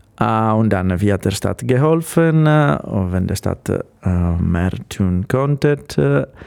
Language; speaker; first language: German; non-native, fluent; Italian